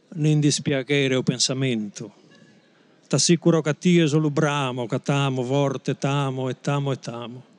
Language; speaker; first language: Italian; native; Italian